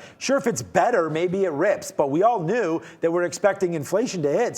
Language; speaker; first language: English; native; English